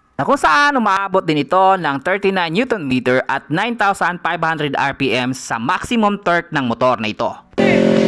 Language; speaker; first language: Filipino; non-native, local second language; Cebuano